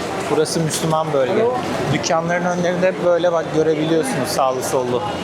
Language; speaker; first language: Turkish; native; Turkish